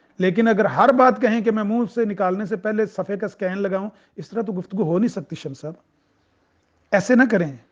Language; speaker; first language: Urdu; non-native, local second language; Punjabi